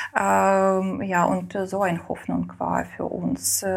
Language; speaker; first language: German; non-native, learner; Ukrainian